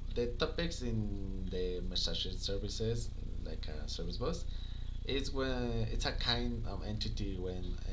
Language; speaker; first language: English; non-native, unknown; Spanish